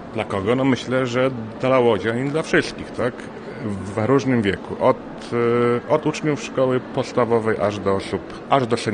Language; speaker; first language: Polish; native; Polish